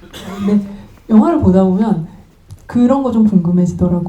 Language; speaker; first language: Korean; native; Korean